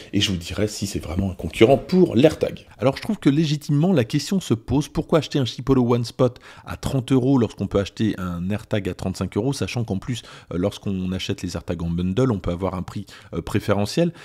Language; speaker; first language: French; native; French